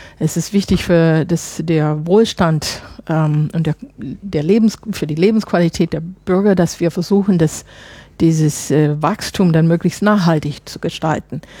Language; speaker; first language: German; non-native, fluent; English